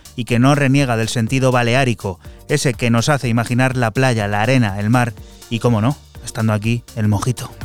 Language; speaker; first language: Spanish; native; Spanish